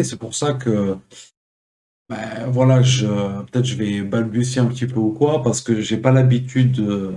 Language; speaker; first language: French; native; French